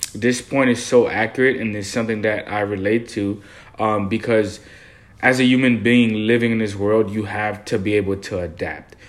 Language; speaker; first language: English; early bilingual, other home language; Haitian Creole